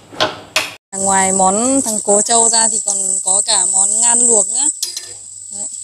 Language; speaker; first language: Vietnamese; non-native, local second language; Iu Mien